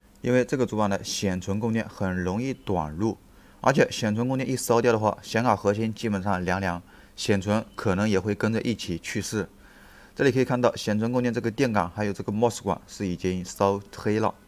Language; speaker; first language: Chinese; native; Chinese